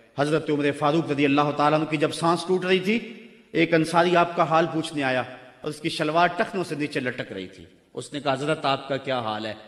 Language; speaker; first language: Urdu; non-native, local second language; Punjabi